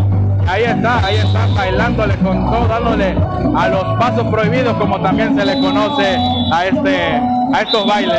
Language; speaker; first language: Spanish; native; Spanish